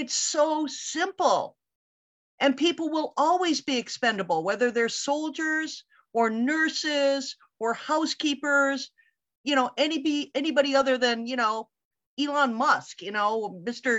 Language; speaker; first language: English; native; English